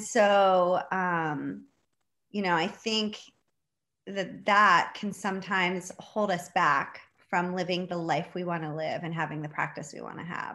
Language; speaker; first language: English; native; English